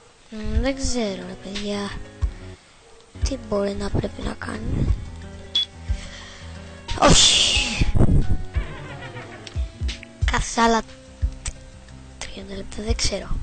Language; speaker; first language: Greek; native; Greek